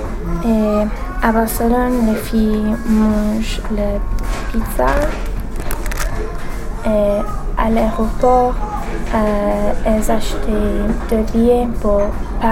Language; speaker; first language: French; non-native, learner; English